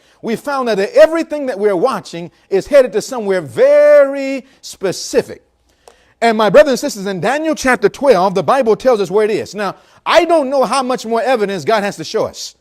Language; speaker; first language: English; native; English